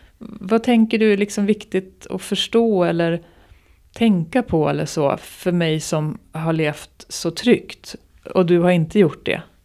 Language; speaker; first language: Swedish; native; Swedish